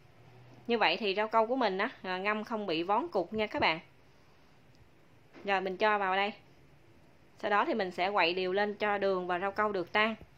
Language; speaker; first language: Vietnamese; native; Vietnamese